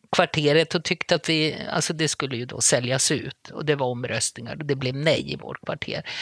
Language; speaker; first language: Swedish; native; Swedish